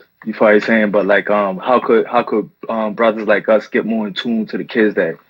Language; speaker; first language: English; native; English